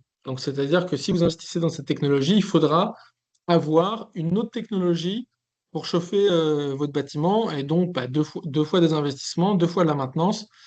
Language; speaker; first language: French; native; French